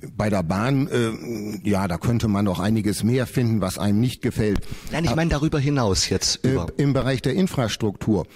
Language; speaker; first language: German; native; German